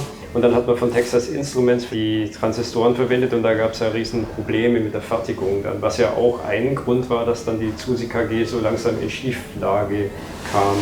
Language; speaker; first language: German; native; German